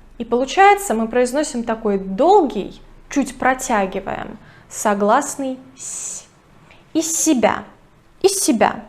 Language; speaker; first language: Russian; native; Russian